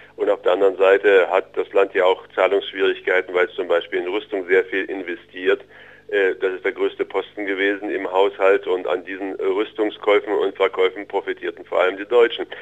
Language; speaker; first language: German; early bilingual, other home language; Russian